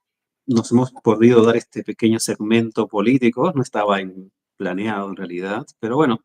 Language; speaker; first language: Spanish; native; Spanish